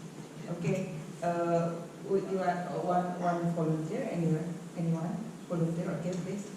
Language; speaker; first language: English; non-native, fluent; Indonesian